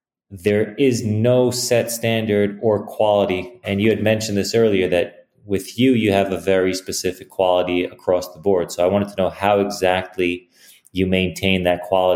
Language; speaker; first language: English; early bilingual, other home language; Hebrew